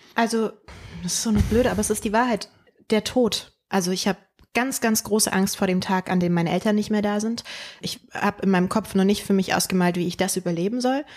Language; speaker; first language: German; early bilingual, other home language; Polish